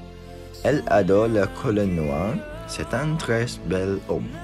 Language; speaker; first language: French; non-native, learner; Malay